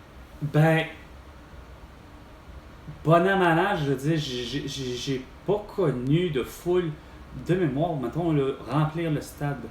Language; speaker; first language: French; native; French